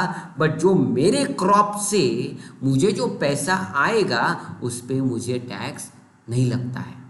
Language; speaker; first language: Hindi; non-native, local second language; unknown